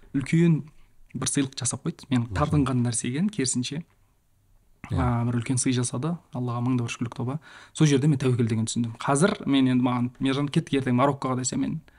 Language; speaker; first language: Kazakh; native; Kazakh